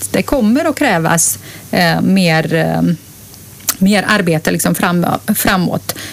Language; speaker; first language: Swedish; non-native, fluent; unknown